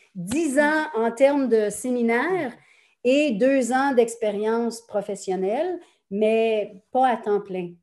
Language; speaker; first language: French; native; French